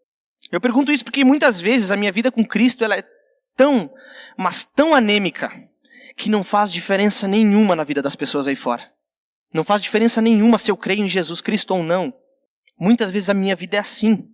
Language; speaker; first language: Portuguese; native; Portuguese